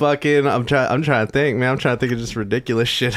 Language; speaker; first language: English; native; English